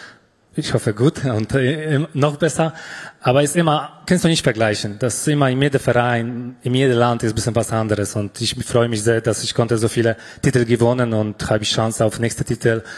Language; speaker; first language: German; non-native, fluent; Polish